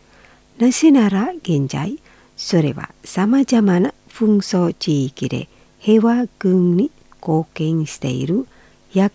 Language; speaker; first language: Japanese; non-native, fluent; Indonesian